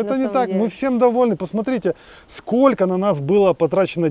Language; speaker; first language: Russian; native; Russian